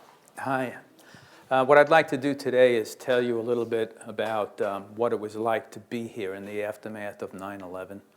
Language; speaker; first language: English; native; English